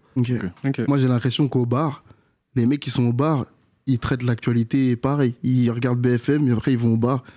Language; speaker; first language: French; native; French